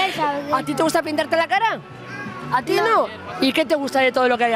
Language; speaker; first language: Spanish; native; Spanish